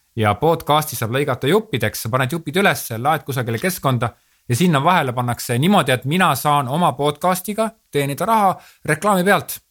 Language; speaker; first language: Estonian; native; Estonian